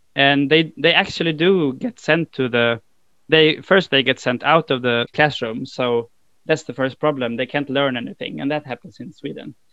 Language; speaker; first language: English; non-native, fluent; Swedish